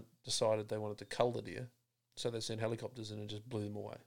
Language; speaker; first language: English; native; English